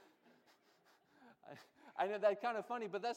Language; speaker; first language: English; native; English